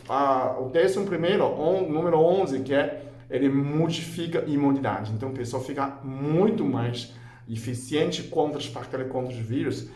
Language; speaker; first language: Portuguese; non-native, fluent; Chinese